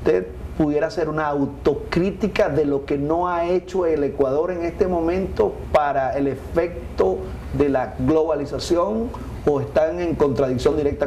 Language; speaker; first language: Spanish; native; Spanish